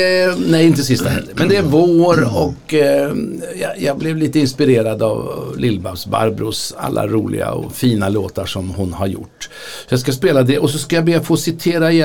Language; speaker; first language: Swedish; native; Swedish